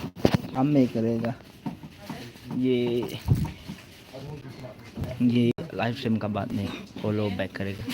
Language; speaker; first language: Hindi; non-native, local second language; Thado Chin